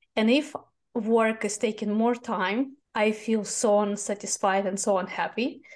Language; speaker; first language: English; non-native, fluent; Russian